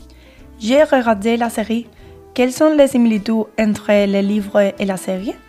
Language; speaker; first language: French; non-native, learner; Spanish